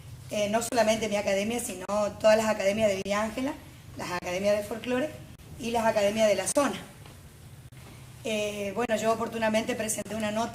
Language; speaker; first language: Spanish; native; Spanish